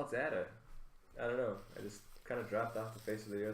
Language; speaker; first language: English; native; English